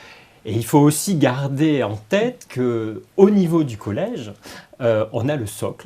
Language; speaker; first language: French; native; French